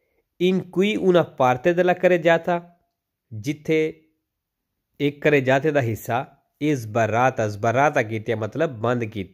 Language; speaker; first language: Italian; non-native, learner; Punjabi